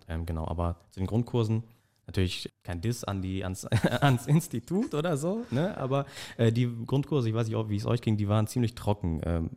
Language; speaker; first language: German; native; German